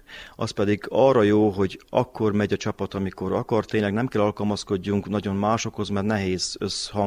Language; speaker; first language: Hungarian; native; Hungarian